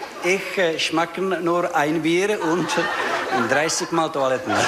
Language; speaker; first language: German; non-native, learner; Czech